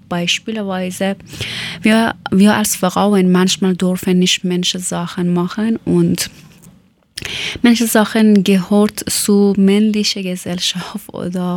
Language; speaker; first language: German; non-native, learner; Persian